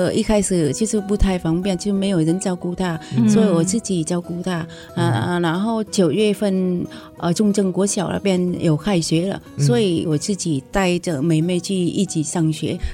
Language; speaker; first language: Chinese; non-native, learner; Vietnamese